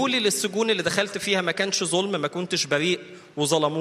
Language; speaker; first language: Portuguese; non-native, learner; Arabic